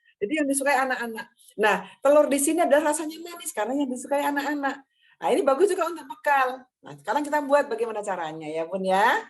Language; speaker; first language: Indonesian; native; Indonesian